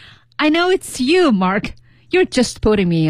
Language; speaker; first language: English; non-native, fluent; Chinese